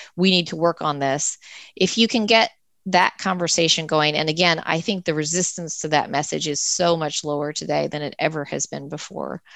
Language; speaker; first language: English; native; English